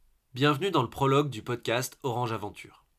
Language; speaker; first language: French; native; French